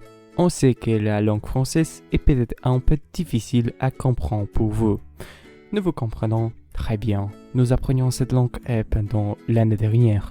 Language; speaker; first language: French; non-native, learner; Polish